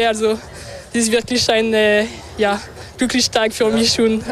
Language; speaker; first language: German; non-native, local second language; French